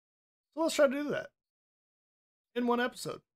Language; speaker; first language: English; native; English